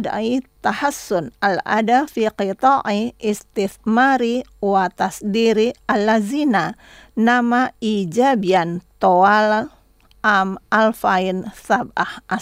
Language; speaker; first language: Arabic; non-native, fluent; Indonesian